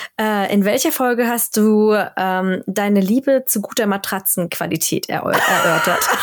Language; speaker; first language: German; native; German